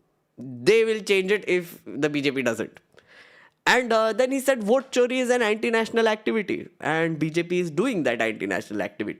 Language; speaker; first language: English; non-native, local second language; Hindi